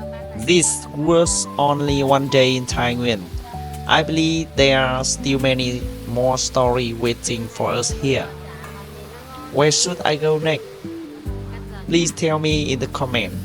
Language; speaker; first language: English; non-native, fluent; Vietnamese